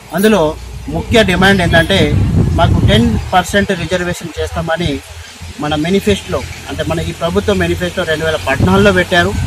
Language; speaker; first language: Telugu; non-native, local second language; Lambadi